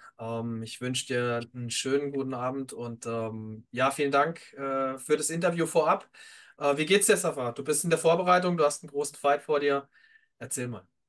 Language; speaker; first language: German; native; German